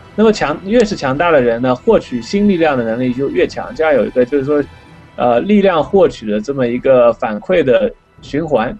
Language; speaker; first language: Chinese; native; Chinese